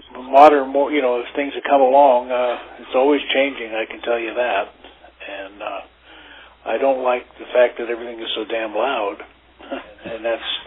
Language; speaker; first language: English; native; English